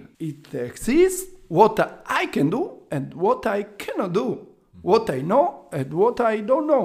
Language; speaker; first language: English; non-native, learner; Italian